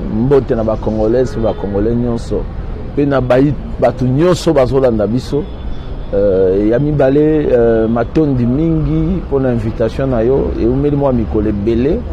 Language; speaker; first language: Lingala; native; Lingala